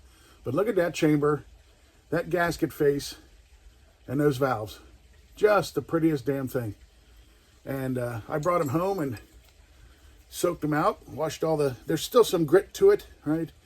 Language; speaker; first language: English; native; English